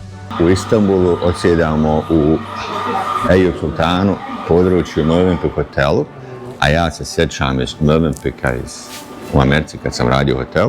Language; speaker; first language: Bosnian; native; Bosnian